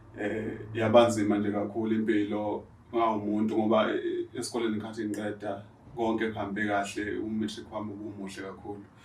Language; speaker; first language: Zulu; native; Zulu